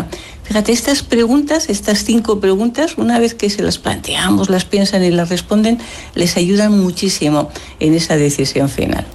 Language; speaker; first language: Spanish; native; Spanish